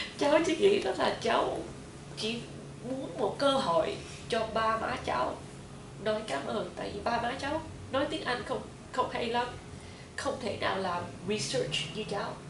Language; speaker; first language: Vietnamese; early bilingual, heritage; Vietnamese